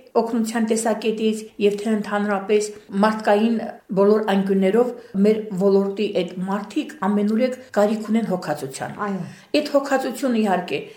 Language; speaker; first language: Armenian; native; Armenian